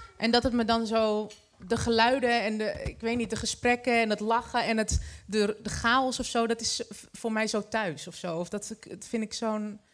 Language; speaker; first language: Dutch; early bilingual, other home language; Arabic